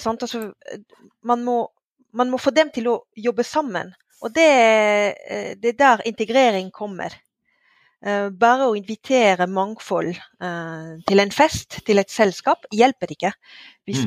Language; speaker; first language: Norwegian; non-native, fluent; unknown